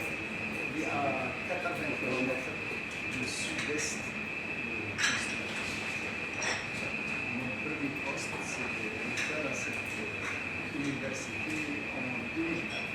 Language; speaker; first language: French; non-native, local second language; Arabic